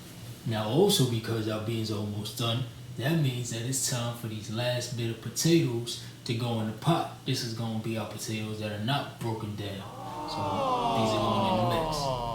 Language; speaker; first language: English; native; English